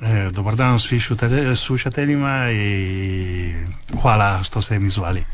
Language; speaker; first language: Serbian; early bilingual, heritage; Italian